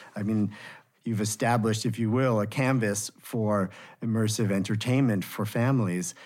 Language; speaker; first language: English; native; English